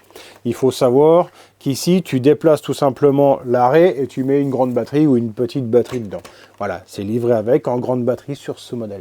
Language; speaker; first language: French; native; French